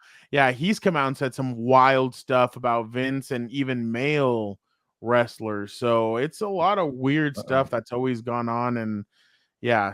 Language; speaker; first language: English; native; English